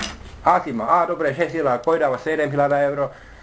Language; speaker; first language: Bulgarian; non-native, learner; Finnish